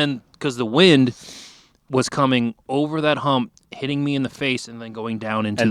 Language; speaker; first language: English; native; English